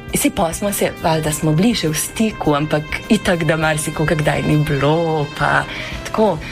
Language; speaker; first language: Slovenian; native; Slovenian